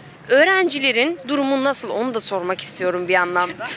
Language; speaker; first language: Turkish; native; Turkish